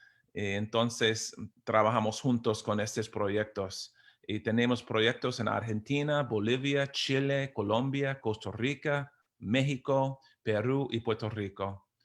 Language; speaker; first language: Spanish; non-native, fluent; English